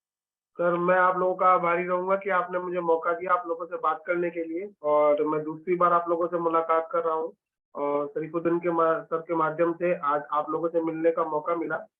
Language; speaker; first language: Hindi; native; Hindi